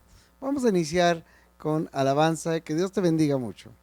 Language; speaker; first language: Spanish; native; Spanish